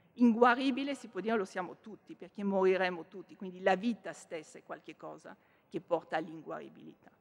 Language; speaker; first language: Italian; non-native, fluent; French